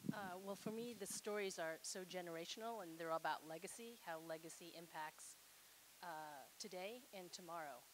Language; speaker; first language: English; native; English